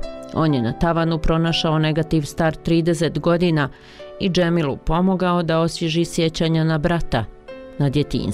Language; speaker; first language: Croatian; native; Croatian